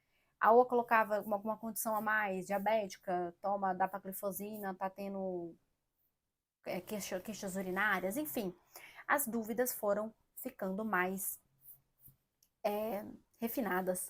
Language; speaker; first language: Portuguese; native; Portuguese